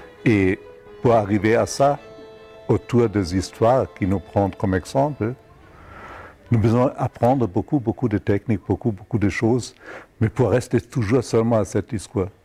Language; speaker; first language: French; non-native, fluent; German